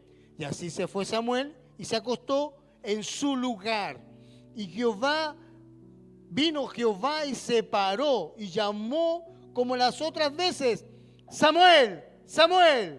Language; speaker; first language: Spanish; native; Spanish